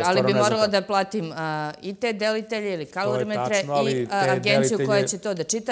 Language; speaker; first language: Serbian; native; Serbian